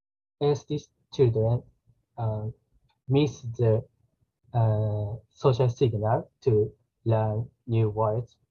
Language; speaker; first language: English; non-native, learner; Japanese